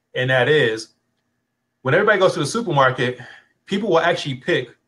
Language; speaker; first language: English; native; English